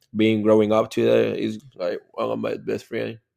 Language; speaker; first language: English; non-native, learner; Spanish